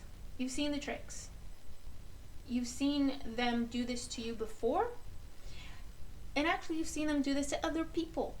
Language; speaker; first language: English; native; English